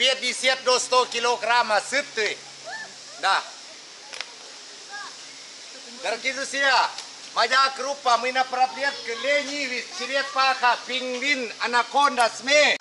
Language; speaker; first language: Russian; non-native, learner; Thai